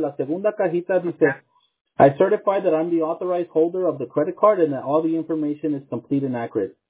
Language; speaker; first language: English; early bilingual, other home language; Spanish